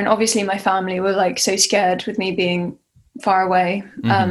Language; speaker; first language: English; native; English